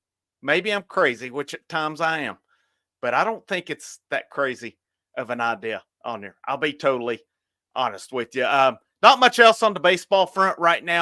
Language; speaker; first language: English; native; English